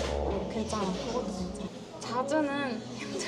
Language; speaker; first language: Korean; non-native, learner; Japanese